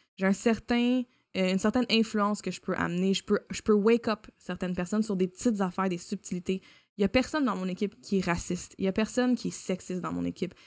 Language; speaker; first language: French; native; French